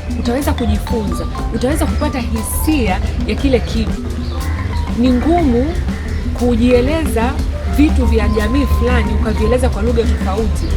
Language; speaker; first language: Swahili; native; Swahili